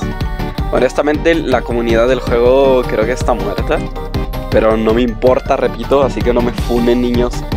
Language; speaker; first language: Spanish; native; Spanish